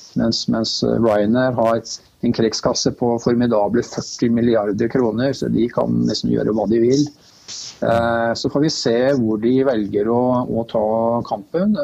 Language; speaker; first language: Norwegian; native; Norwegian